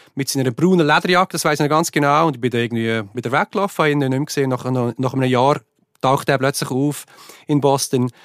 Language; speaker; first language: German; native; German